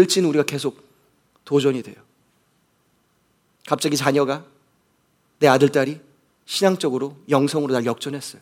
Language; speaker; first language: Korean; native; Korean